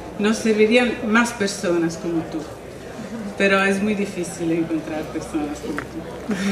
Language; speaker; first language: Spanish; non-native, fluent; Italian